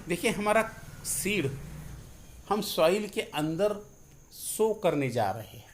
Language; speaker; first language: Hindi; non-native, local second language; Marathi